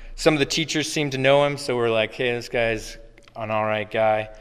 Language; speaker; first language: English; native; English